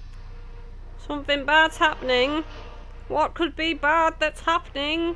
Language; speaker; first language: English; native; English